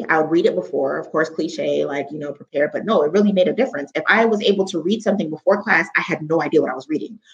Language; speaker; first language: English; native; English